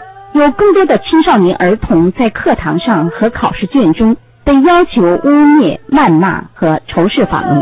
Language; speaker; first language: Chinese; native; Chinese